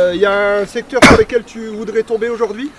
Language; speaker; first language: French; native; French